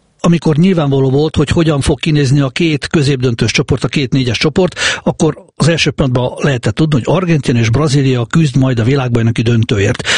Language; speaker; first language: Hungarian; native; Hungarian